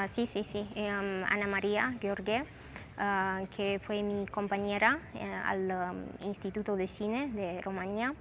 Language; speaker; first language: Spanish; non-native, fluent; Romanian